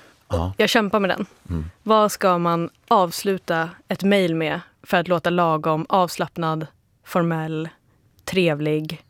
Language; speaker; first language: Swedish; native; Swedish